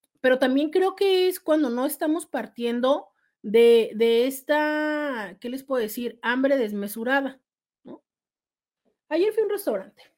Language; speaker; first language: Spanish; native; Spanish